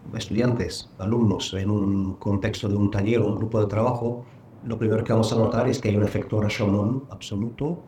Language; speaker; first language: Spanish; non-native, fluent; Bulgarian